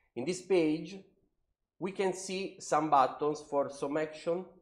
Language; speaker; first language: English; non-native, learner; Italian